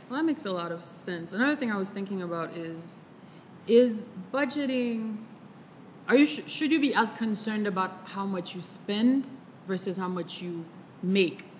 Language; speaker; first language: English; non-native, fluent; Haitian Creole